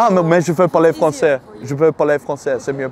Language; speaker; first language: French; non-native, learner; Dutch